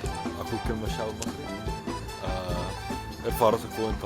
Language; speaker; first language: Egyptian Arabic; native; Egyptian Arabic